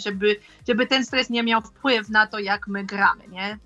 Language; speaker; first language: Polish; non-native, fluent; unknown